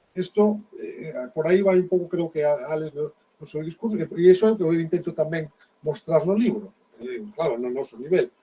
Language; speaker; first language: Galician; native; Galician